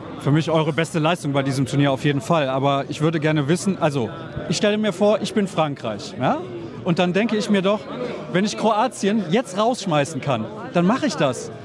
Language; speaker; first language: German; native; German